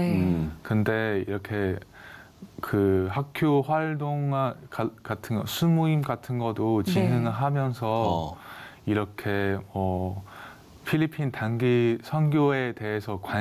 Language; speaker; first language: Korean; non-native, fluent; Chinese